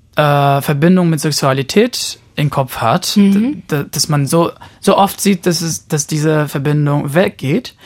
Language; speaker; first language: German; non-native, fluent; Portuguese